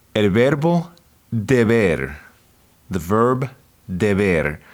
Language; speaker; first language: English; native; English